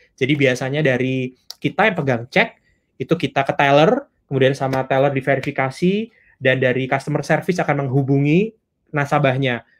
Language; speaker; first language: Indonesian; native; Indonesian